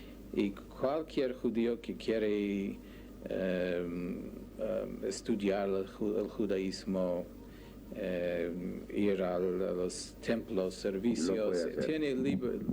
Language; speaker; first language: Spanish; non-native, learner; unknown